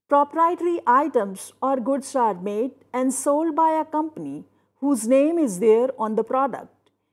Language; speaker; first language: English; non-native, local second language; Hindi